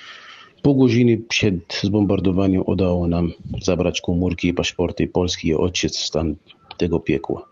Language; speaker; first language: Polish; non-native, fluent; Arabic